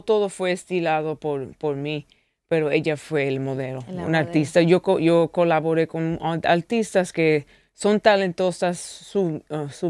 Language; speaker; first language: Spanish; early bilingual, heritage; English